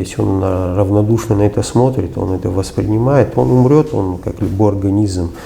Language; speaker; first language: Russian; non-native, local second language; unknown